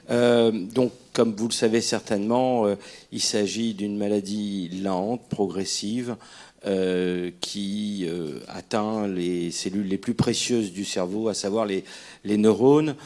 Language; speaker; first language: French; native; French